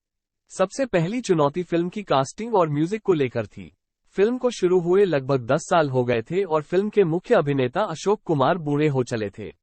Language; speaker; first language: Hindi; native; Hindi